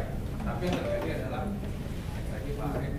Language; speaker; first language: Indonesian; native; Indonesian